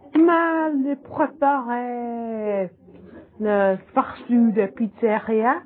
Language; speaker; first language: French; non-native, learner; English